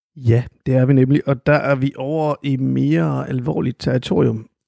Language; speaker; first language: Danish; native; Danish